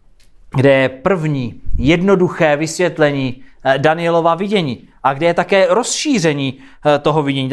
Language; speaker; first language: Czech; native; Czech